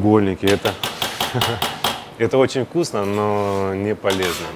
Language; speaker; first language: Russian; native; Russian